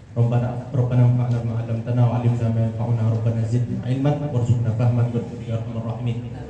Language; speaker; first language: Indonesian; non-native, local second language; Achinese